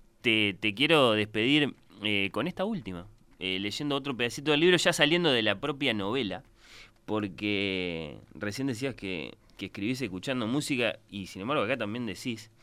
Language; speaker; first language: Spanish; native; Spanish